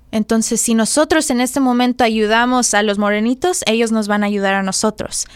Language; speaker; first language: Spanish; early bilingual, heritage; Spanish